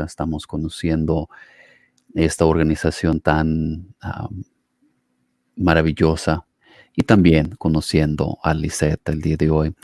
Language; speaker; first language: Spanish; non-native, fluent; English